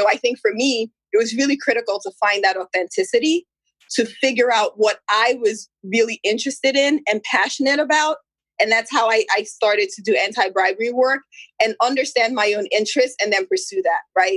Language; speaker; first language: English; non-native, local second language; Igbo